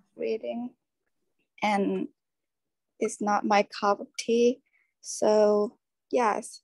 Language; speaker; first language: English; non-native, learner; Thai